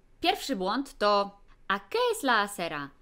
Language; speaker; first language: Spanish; non-native, fluent; Polish